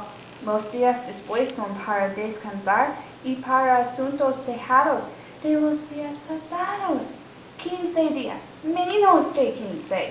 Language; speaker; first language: Spanish; non-native, learner; English